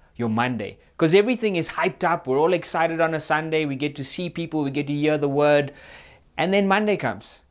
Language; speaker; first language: English; native; English